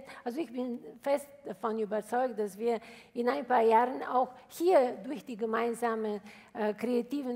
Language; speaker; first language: German; non-native, fluent; Bulgarian